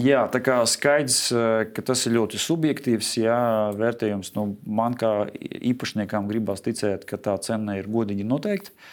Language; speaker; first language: Latvian; non-native, local second language; Russian